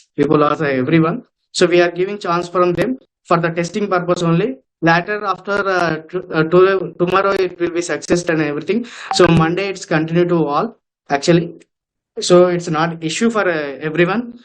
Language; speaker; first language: English; non-native, local second language; Telugu